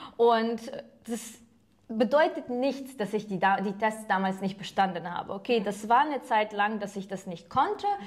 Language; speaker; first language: German; non-native, fluent; Ukrainian